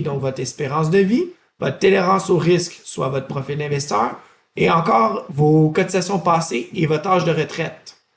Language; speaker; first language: French; native; French